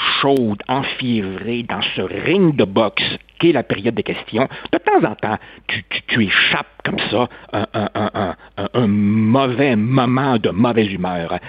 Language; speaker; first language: French; native; French